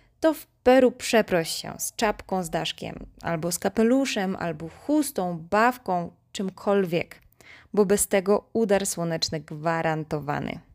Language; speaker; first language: Polish; native; Polish